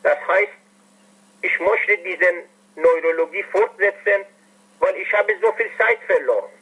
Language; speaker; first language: German; non-native, fluent; Persian